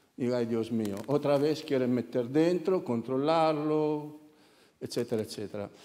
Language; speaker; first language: Spanish; non-native, fluent; Italian